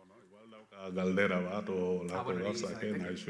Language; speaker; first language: Basque; non-native, learner; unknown